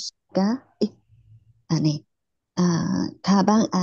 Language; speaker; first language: Korean; non-native, learner; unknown